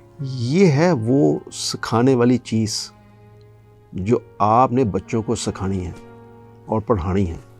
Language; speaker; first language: Urdu; native; Urdu